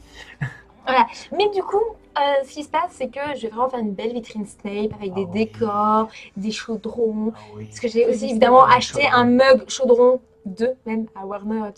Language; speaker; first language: French; native; French